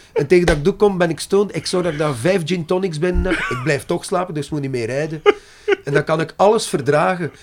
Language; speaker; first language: Dutch; non-native, local second language; French